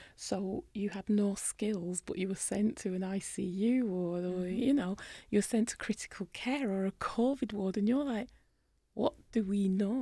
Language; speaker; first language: English; native; English